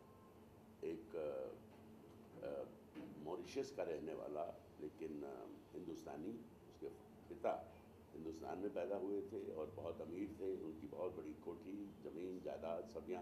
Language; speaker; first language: Hindi; native; Hindi